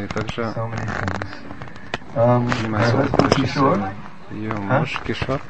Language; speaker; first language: Russian; native; Russian